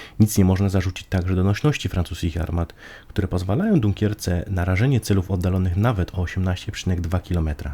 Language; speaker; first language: Polish; native; Polish